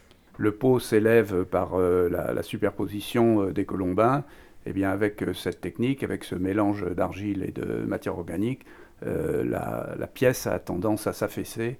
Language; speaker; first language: French; native; French